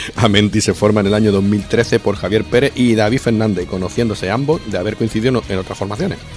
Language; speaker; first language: Spanish; native; Spanish